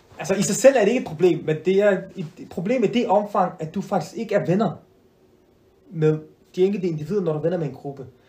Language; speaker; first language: Danish; early bilingual, other home language; Arabic